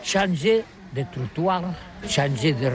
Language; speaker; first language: French; non-native, learner; Catalan